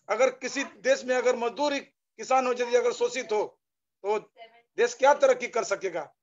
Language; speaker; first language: Hindi; non-native, local second language; Bangla